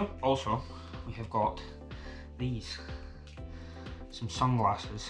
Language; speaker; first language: English; native; English